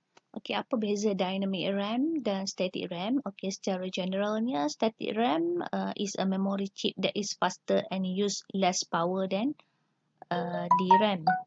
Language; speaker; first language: English; non-native, local second language; Malay